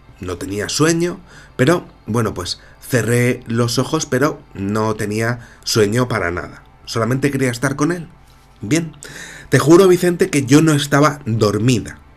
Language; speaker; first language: Spanish; native; Spanish